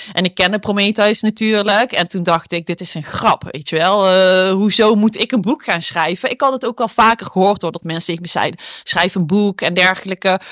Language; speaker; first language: Dutch; native; Dutch